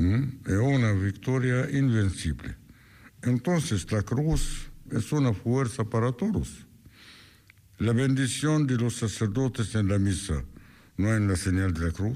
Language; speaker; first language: Spanish; non-native, fluent; Arabic